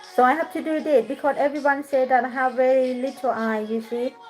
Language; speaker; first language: English; non-native, fluent; Thai